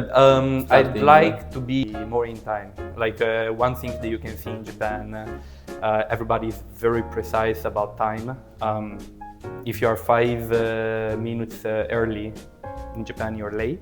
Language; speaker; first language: English; early bilingual, other home language; Italian